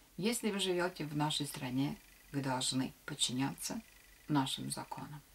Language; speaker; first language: Russian; non-native, local second language; Latvian